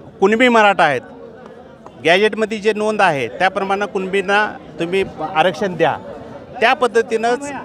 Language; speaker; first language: Marathi; non-native, local second language; Lambadi